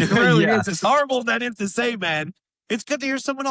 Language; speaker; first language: English; native; English